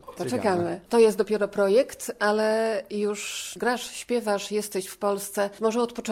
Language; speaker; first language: Polish; native; Polish